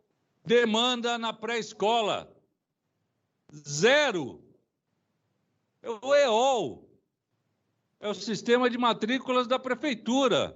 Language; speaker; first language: Portuguese; native; Portuguese